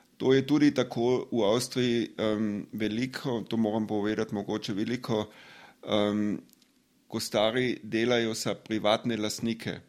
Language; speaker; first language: Slovenian; non-native, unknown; German